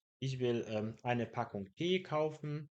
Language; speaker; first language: German; non-native, fluent; Polish